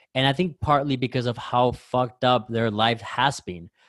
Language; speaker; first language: English; early bilingual, other home language; Spanish